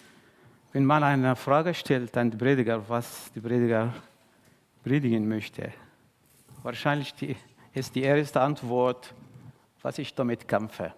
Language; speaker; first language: German; non-native, fluent; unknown